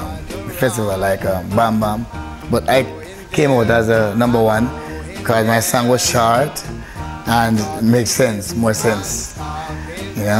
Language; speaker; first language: English; non-native, local second language; Jamaican Creole English